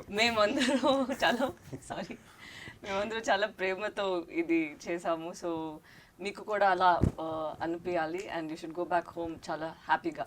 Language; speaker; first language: Telugu; non-native, local second language; Tamil